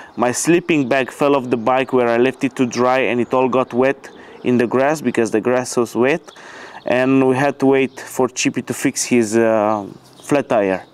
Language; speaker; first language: English; non-native, fluent; Romanian